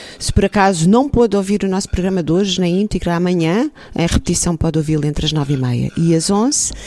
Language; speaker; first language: Portuguese; native; Portuguese